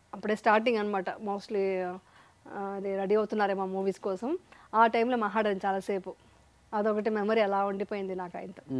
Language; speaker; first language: Telugu; native; Telugu